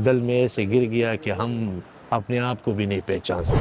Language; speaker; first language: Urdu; non-native, fluent; Pashto